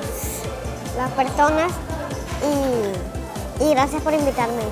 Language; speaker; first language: Spanish; non-native, learner; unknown